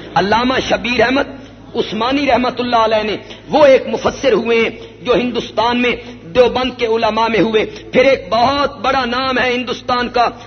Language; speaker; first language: Urdu; non-native, local second language; Punjabi